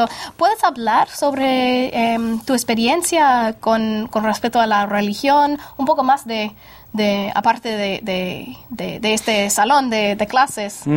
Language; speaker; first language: Spanish; non-native, fluent; English